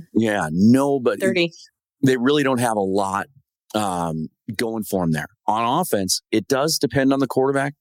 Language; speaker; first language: English; native; English